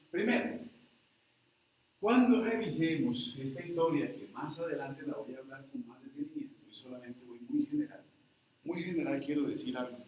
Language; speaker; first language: Spanish; native; Spanish